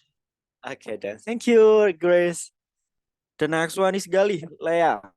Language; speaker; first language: English; non-native, fluent; Indonesian